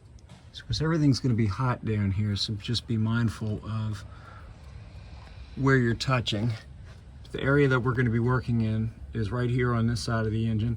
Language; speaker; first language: English; native; English